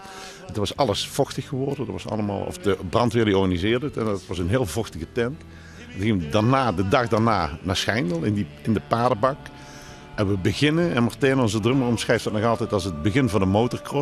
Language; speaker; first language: Dutch; native; Dutch